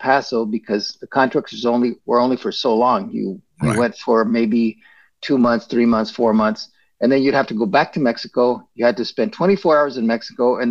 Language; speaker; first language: English; early bilingual, other home language; Spanish